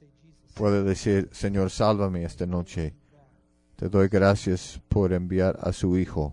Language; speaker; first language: Spanish; non-native, fluent; English